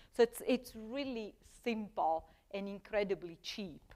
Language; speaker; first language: English; non-native, fluent; Italian